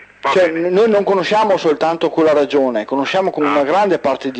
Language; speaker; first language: Italian; native; Italian